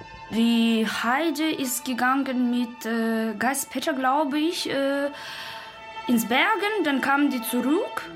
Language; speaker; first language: German; non-native, learner; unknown